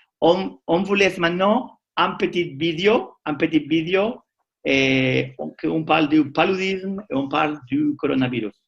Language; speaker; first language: French; non-native, learner; Spanish